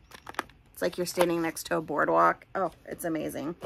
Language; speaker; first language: English; native; English